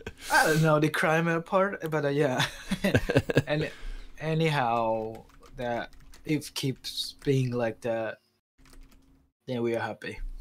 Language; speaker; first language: English; non-native, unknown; Japanese